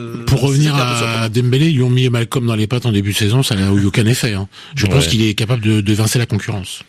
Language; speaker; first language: French; native; French